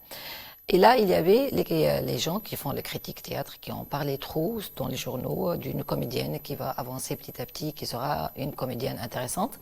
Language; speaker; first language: French; non-native, local second language; Arabic